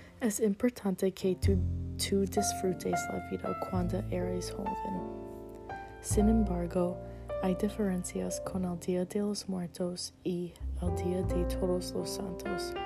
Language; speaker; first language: Spanish; non-native, learner; English